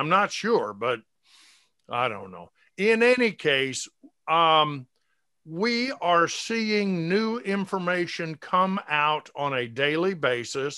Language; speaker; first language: English; native; English